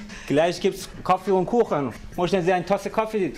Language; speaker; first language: German; non-native, learner; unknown